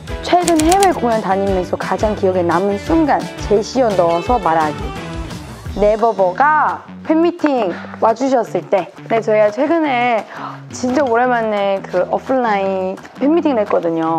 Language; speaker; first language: Korean; non-native, learner; Chinese